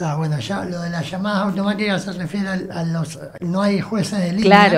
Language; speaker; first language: Spanish; native; Spanish